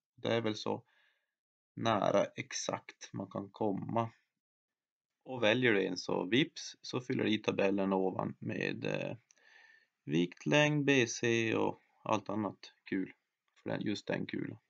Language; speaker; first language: Swedish; native; Swedish